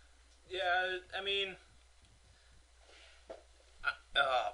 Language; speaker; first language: English; native; English